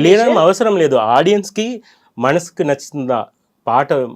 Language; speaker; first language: Telugu; non-native, learner; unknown